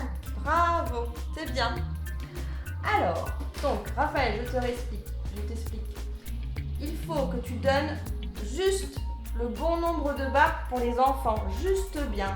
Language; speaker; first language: French; native; French